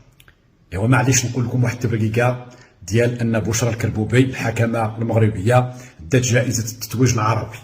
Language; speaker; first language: Arabic; native; Arabic